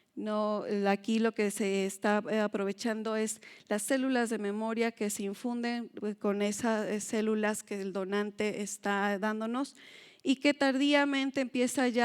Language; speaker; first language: Spanish; native; Spanish